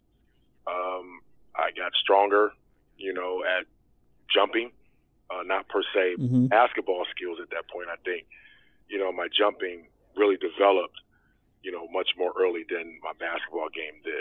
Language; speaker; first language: English; native; English